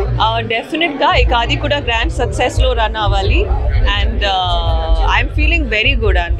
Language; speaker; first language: Telugu; non-native, learner; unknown